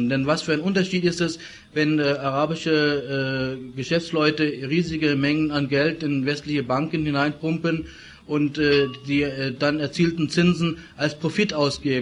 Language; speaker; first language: German; native; German